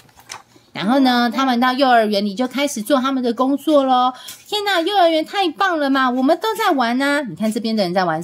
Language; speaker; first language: Chinese; native; Chinese